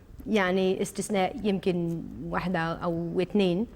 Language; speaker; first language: Arabic; early bilingual, heritage; Arabic